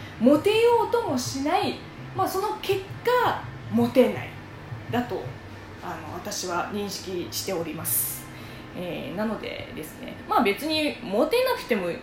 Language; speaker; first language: Japanese; non-native, fluent; Chinese